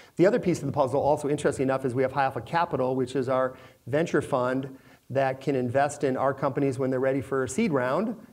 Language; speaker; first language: English; native; English